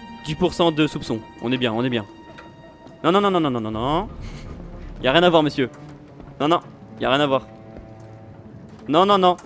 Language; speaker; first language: French; native; French